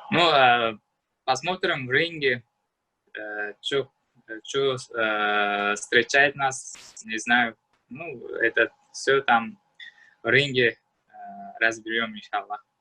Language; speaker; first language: Russian; non-native, learner; Uzbek